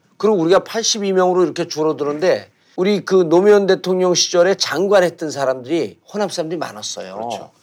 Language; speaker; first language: Korean; native; Korean